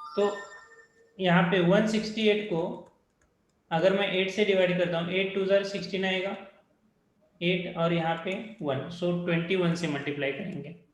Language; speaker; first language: Hindi; non-native, local second language; Marathi